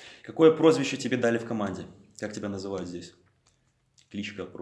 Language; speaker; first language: Russian; native; Russian